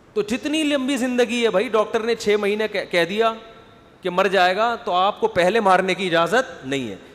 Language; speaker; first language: Urdu; native; Urdu